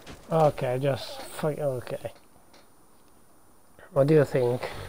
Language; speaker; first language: English; non-native, fluent; Italian